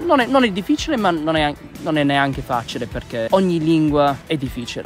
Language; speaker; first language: Italian; non-native, fluent; English